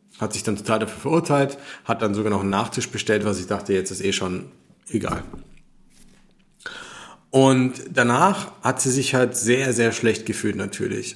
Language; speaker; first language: German; native; German